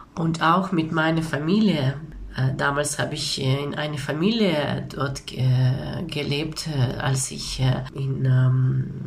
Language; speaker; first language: German; non-native, learner; Ukrainian